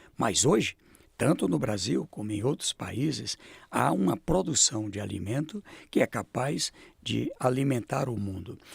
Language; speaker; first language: Portuguese; native; Portuguese